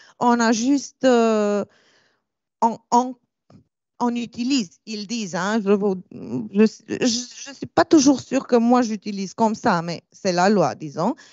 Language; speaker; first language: French; non-native, fluent; Romanian